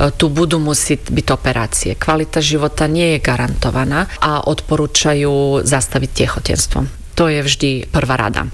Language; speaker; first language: Slovak; non-native, fluent; Croatian